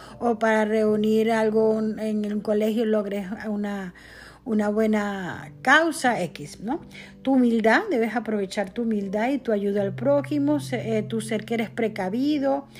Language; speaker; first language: Spanish; native; Spanish